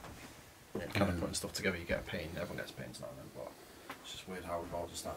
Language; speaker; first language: English; native; English